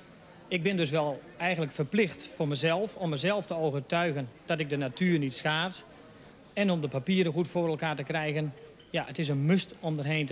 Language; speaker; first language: Dutch; native; Dutch